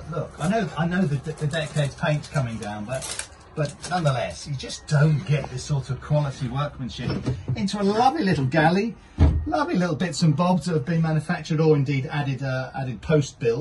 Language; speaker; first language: English; native; English